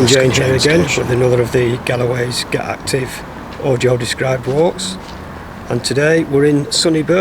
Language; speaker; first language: English; native; English